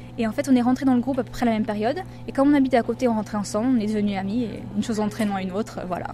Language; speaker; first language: French; native; French